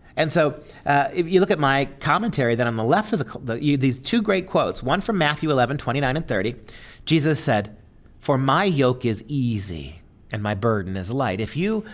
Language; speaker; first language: English; native; English